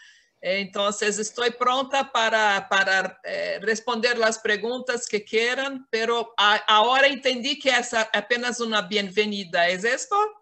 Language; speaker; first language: Spanish; non-native, fluent; Portuguese